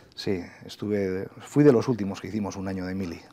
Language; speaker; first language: Spanish; native; Spanish